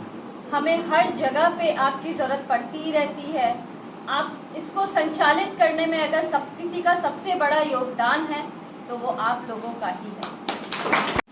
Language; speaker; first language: Hindi; native; Hindi